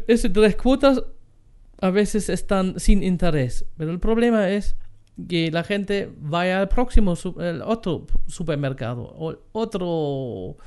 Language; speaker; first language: Spanish; non-native, fluent; German